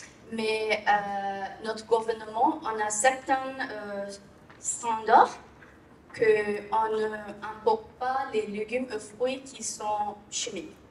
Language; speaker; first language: French; non-native, learner; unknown